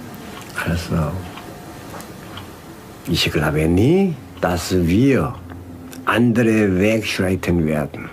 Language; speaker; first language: German; non-native, fluent; Korean